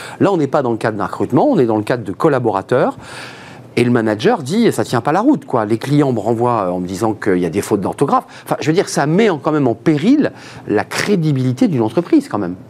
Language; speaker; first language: French; native; French